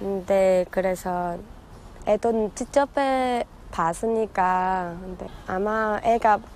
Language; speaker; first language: Korean; non-native, learner; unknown